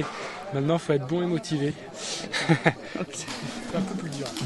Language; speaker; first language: French; native; French